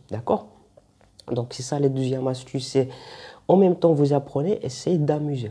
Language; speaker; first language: French; non-native, local second language; Arabic